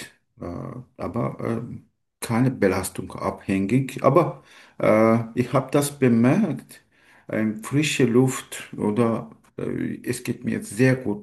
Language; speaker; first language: German; non-native, learner; Turkish